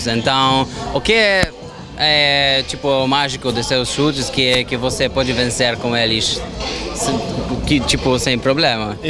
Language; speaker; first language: Portuguese; non-native, learner; Polish